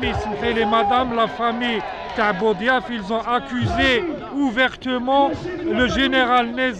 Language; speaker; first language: French; non-native, local second language; Arabic